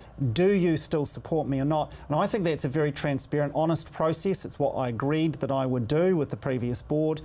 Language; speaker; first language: English; native; English